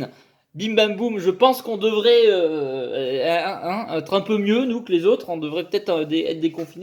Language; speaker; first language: French; native; French